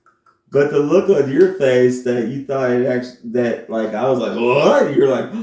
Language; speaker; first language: English; native; English